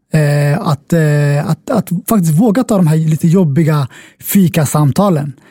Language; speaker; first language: Swedish; early bilingual, other home language; Somali